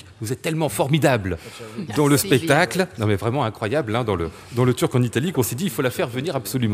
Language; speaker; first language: French; native; French